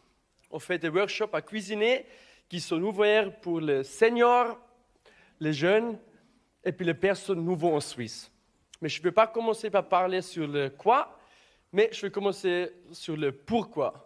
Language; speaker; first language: French; non-native, learner; German